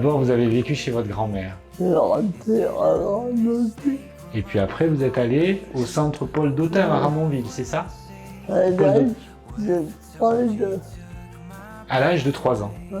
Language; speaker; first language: French; native; French